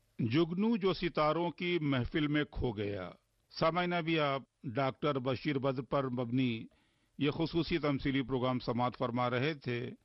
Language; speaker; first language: Urdu; native; Urdu